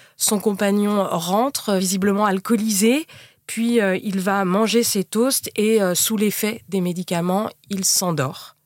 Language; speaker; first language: French; native; French